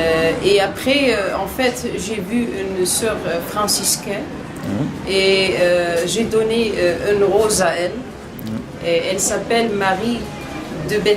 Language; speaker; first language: French; non-native, learner; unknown